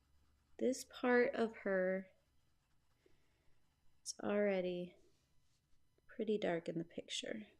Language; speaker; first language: English; native; English